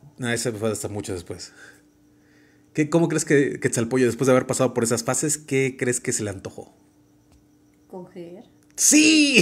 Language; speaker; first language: Spanish; native; Spanish